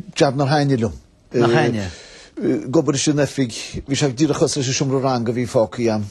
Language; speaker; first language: Irish; native; Irish